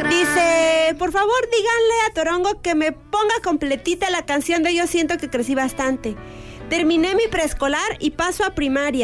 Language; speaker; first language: Spanish; native; Spanish